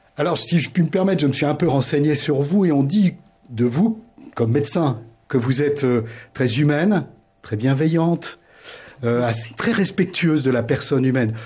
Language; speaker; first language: French; native; French